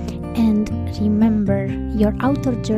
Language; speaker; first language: English; non-native, fluent; Romanian